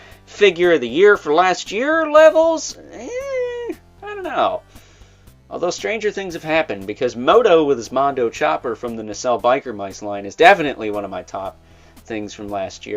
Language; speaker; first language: English; native; English